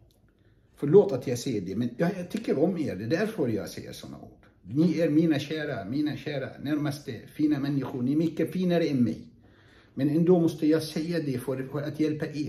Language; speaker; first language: Swedish; non-native, fluent; Arabic